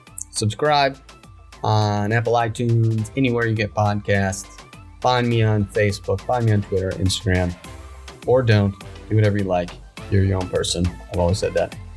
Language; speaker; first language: English; native; English